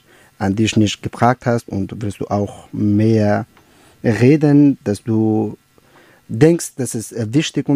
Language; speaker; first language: German; non-native, learner; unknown